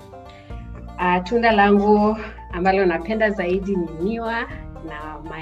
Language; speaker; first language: English; non-native, local second language; Swahili